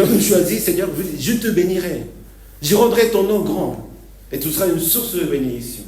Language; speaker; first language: French; non-native, fluent; Korean